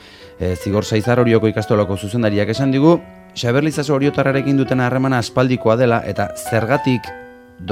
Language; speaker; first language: Basque; native; Basque